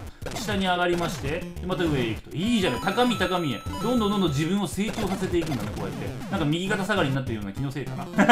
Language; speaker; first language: Japanese; native; Japanese